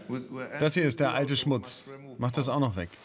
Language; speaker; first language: German; native; German